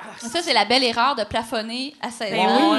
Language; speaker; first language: French; native; French